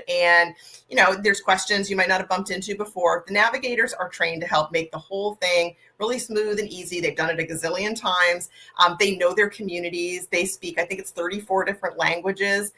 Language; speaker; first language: English; native; English